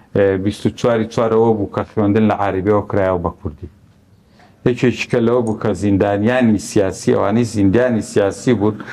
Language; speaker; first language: Central Kurdish; native; Central Kurdish